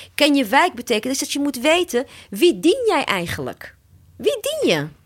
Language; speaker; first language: Dutch; early bilingual, other home language; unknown